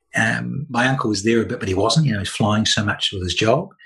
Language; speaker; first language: English; native; English